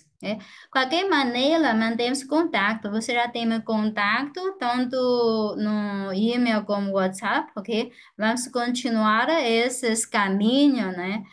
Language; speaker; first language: Portuguese; non-native, fluent; Chinese